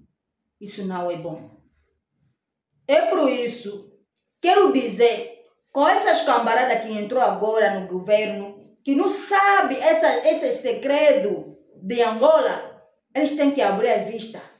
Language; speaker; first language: Portuguese; non-native, fluent; Lingala